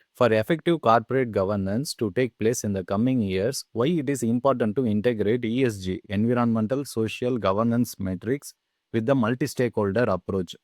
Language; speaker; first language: English; non-native, local second language; Tamil